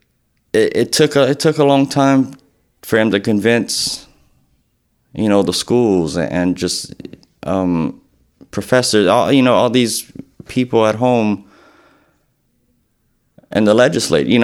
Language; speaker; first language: English; native; English